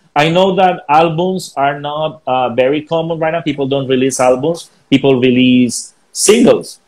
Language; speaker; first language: English; non-native, fluent; Spanish